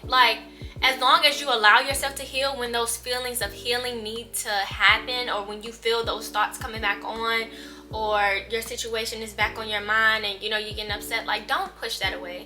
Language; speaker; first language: English; native; English